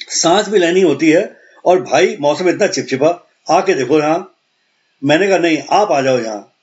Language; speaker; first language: Hindi; native; Hindi